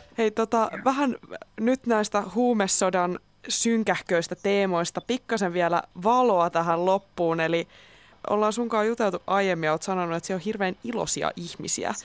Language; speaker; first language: Finnish; native; Finnish